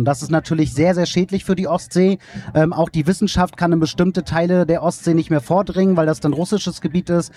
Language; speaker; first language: German; native; German